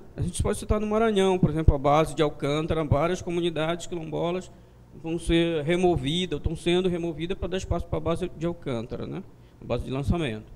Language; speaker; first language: Portuguese; native; Portuguese